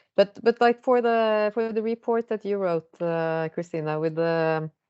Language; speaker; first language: English; non-native, fluent; Norwegian